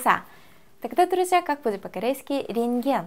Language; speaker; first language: Russian; non-native, fluent; Korean